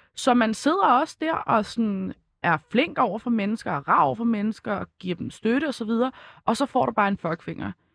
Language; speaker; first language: Danish; early bilingual, other home language; Kurdish